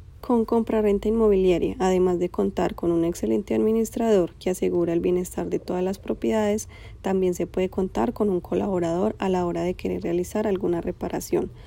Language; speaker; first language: Spanish; native; Spanish